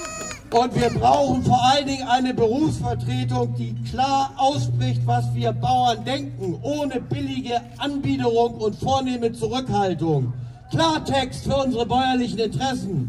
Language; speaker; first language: German; native; German